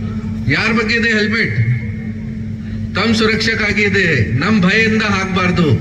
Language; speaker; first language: Kannada; non-native, fluent; Hindi